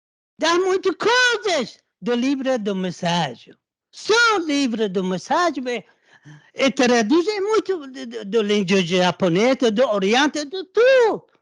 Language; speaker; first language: Portuguese; non-native, learner; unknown